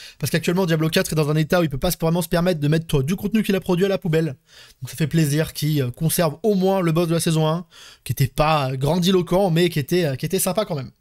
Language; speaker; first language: French; native; French